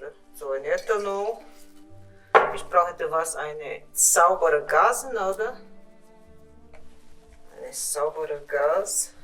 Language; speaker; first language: German; non-native, learner; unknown